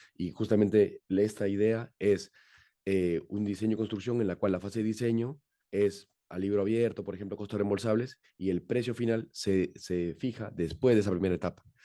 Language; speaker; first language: Spanish; native; Spanish